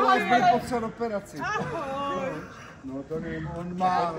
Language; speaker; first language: Czech; non-native, learner; German